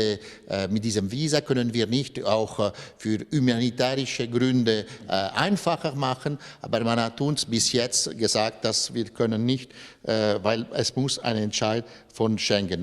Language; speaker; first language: German; non-native, local second language; French